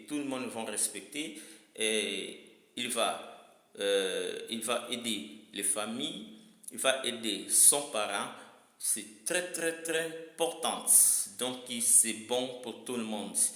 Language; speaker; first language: French; non-native, learner; Lingala